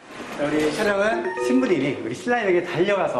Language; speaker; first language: Korean; native; Korean